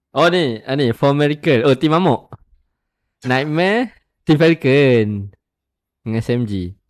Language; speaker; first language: Malay; native; Malay